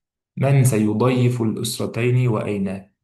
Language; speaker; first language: Arabic; non-native, fluent; Uzbek